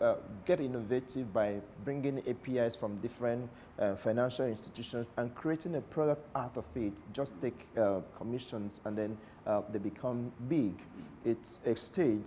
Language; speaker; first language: English; non-native, local second language; Igbo